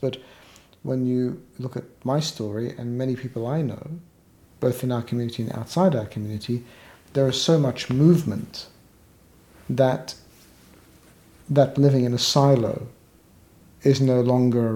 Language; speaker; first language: English; native; English